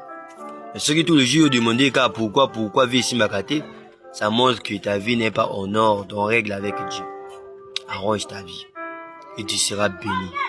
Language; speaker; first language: French; non-native, local second language; Lingala